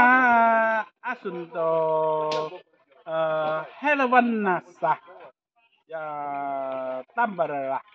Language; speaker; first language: Finnish; non-native, learner; Vietnamese